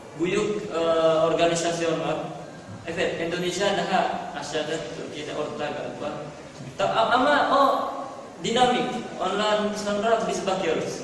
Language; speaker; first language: Turkish; non-native, learner; Indonesian